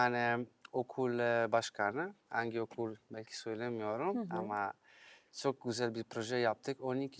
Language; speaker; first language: Turkish; non-native, fluent; Italian